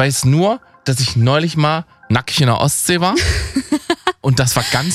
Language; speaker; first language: German; native; German